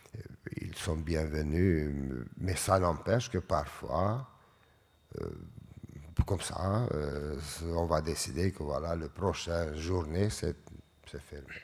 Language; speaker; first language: French; non-native, fluent; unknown